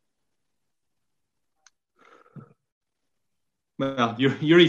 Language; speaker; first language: English; native; English